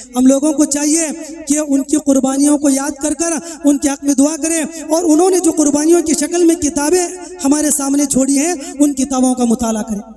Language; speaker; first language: Urdu; native; Urdu